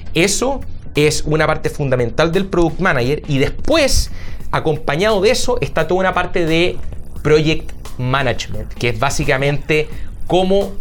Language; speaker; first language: Spanish; native; Spanish